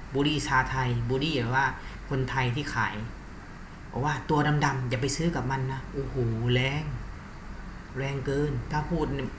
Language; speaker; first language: Thai; native; Thai